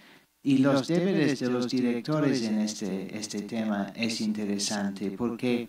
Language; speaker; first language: Spanish; non-native, fluent; English